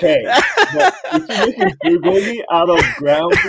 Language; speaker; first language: English; native; English